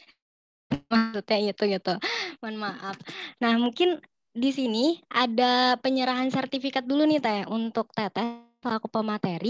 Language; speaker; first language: Indonesian; native; Indonesian